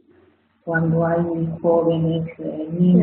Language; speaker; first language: Spanish; native; Spanish